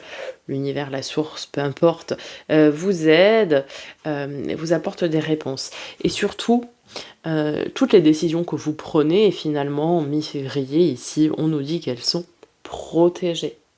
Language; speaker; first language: French; native; French